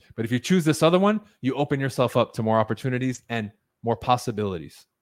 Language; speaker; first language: English; early bilingual, other home language; Spanish